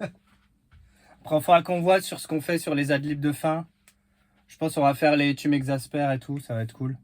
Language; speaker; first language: French; native; French